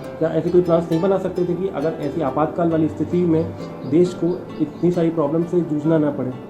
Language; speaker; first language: Hindi; non-native, local second language; Marathi